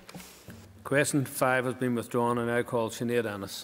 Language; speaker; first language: English; native; English